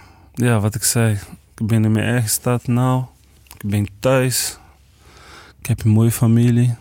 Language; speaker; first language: Dutch; non-native, learner; Portuguese